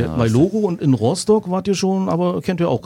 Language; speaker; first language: German; native; German